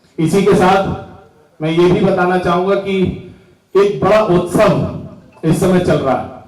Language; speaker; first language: Hindi; native; Hindi